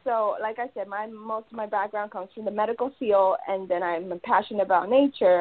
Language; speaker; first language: English; early bilingual, other home language; Spanish